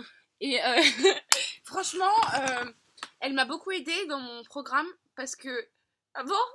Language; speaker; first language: French; native; French